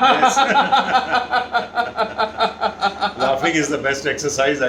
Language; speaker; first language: English; non-native, local second language; Punjabi